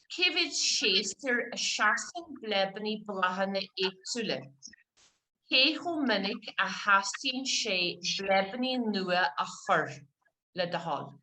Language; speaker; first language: Irish; native; Irish